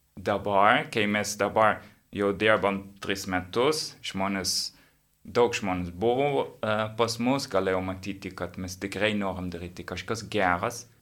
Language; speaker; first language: Lithuanian; non-native, learner; English